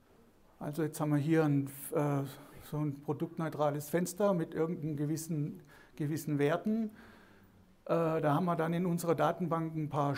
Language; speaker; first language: German; native; German